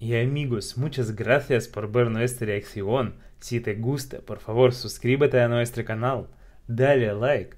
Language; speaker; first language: Spanish; non-native, learner; Russian